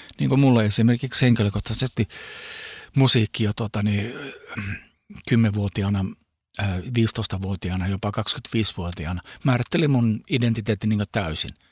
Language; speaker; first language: Finnish; early bilingual, heritage; Finnish